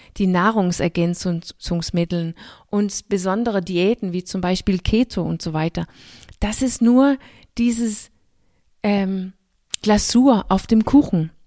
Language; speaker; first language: German; non-native, fluent; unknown